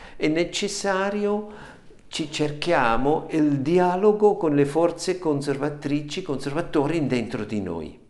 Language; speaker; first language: Italian; non-native, fluent; German